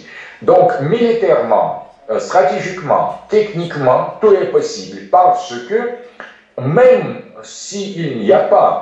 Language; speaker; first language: French; non-native, fluent; Russian